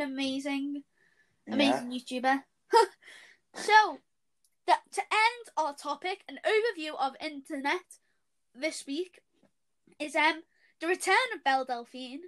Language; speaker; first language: English; native; English